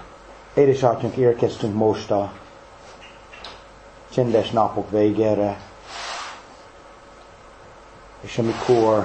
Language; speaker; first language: Hungarian; non-native, fluent; English